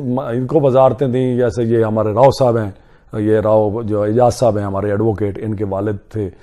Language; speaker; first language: Urdu; non-native, local second language; Punjabi